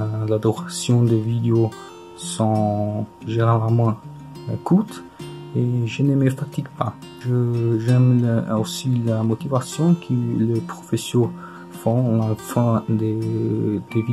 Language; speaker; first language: French; non-native, learner; Portuguese